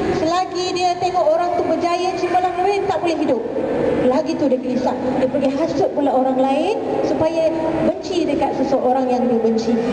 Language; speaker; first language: Malay; native; Malay